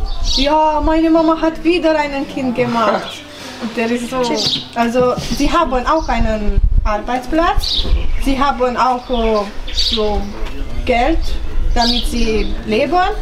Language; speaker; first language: German; non-native, fluent; Romanian